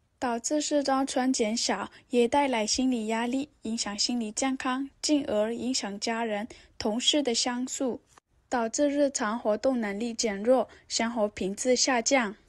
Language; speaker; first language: Chinese; non-native, learner; Vietnamese